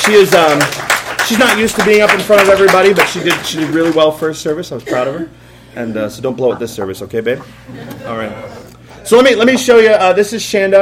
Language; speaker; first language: English; native; English